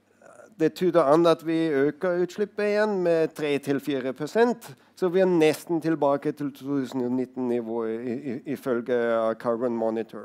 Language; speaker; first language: Norwegian; non-native, fluent; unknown